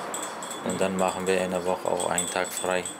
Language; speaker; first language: German; non-native, learner; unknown